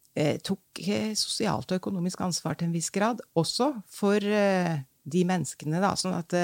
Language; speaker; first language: Norwegian; native; Norwegian